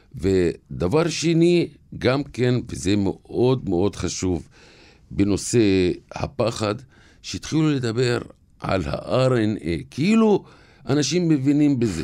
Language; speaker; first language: Hebrew; non-native, local second language; Arabic